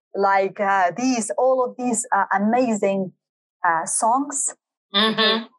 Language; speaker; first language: English; non-native, fluent; Kurdish